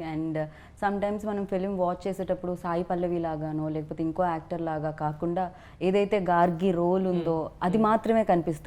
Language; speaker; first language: Telugu; native; Telugu